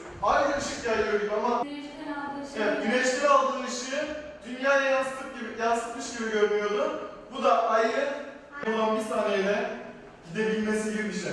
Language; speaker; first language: Turkish; native; Turkish